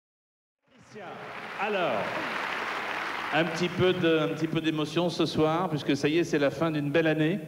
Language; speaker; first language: French; native; French